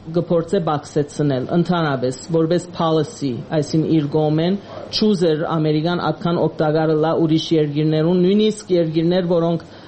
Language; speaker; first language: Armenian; native; Armenian